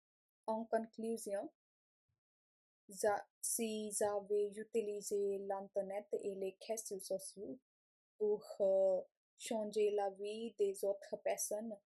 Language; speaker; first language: French; non-native, learner; Punjabi